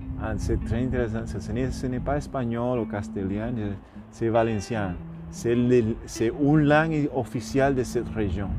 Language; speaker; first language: French; non-native, learner; Spanish